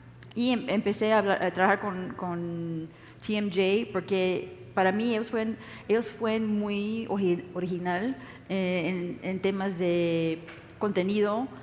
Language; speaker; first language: Spanish; early bilingual, heritage; English